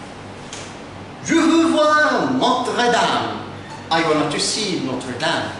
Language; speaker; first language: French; non-native, fluent; Arabic